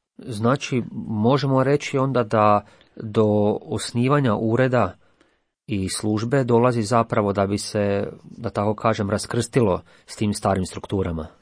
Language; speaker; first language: Croatian; native; Croatian